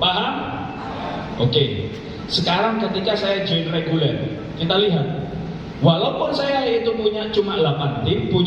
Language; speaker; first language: Indonesian; native; Indonesian